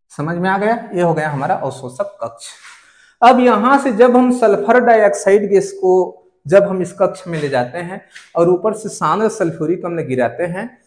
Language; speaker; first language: Hindi; native; Hindi